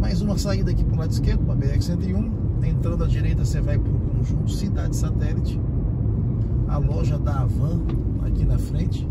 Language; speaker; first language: Portuguese; native; Portuguese